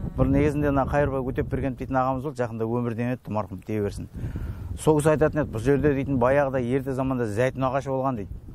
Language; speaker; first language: Kazakh; native; Kazakh